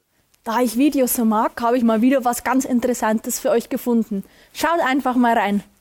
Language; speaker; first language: German; native; German